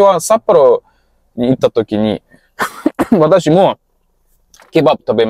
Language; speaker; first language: Japanese; non-native, learner; Russian